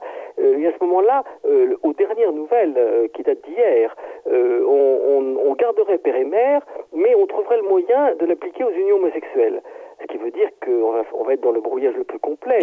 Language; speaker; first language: French; native; French